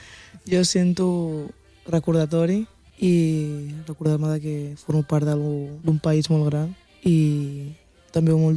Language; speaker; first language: Catalan; early bilingual, other home language; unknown